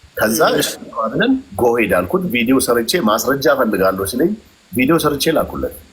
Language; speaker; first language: Amharic; native; Amharic